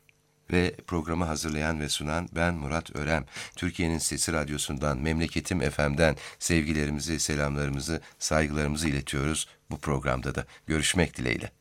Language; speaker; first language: Turkish; native; Turkish